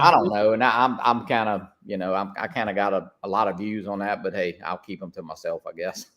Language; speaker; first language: English; native; English